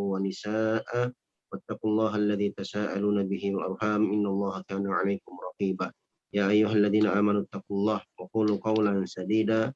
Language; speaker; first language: Arabic; non-native, fluent; Indonesian